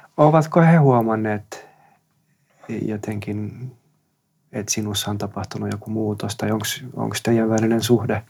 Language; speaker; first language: Finnish; non-native, local second language; Swedish